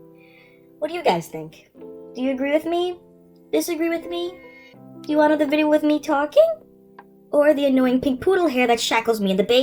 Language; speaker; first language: English; native; English